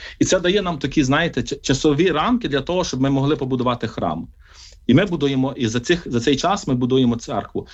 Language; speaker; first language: Ukrainian; native; Ukrainian